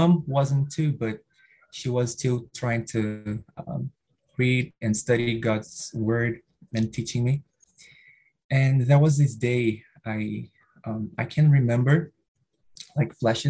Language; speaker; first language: English; non-native, fluent; Portuguese